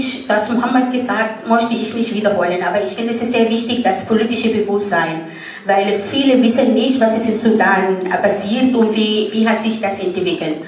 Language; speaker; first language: German; non-native, fluent; Arabic